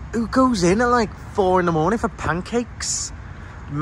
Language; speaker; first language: English; native; English